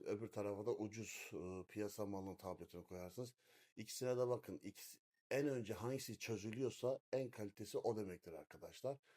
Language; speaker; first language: Turkish; native; Turkish